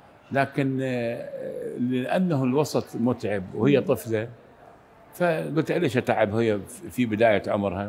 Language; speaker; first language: Arabic; native; Arabic